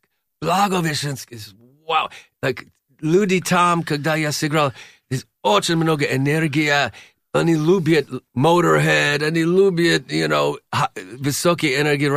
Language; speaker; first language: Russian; non-native, learner; English